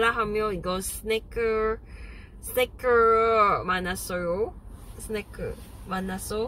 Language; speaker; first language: Korean; non-native, learner; Cantonese